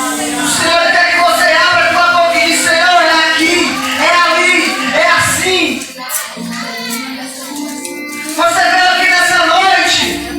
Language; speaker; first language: Portuguese; native; Portuguese